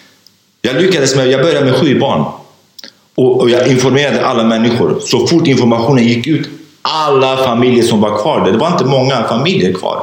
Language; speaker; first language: Swedish; non-native, fluent; Kurdish